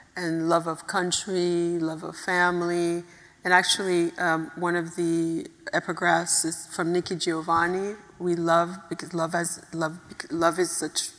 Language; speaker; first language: English; early bilingual, other home language; Haitian Creole